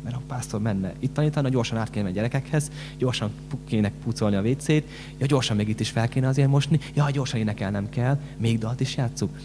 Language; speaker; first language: Hungarian; native; Hungarian